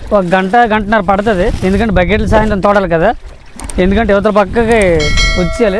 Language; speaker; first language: Telugu; non-native, local second language; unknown